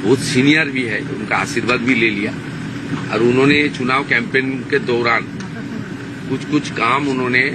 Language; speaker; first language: Hindi; non-native, local second language; Bangla